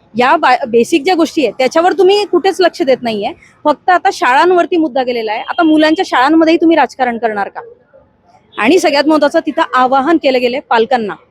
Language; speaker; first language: Marathi; non-native, local second language; Hindi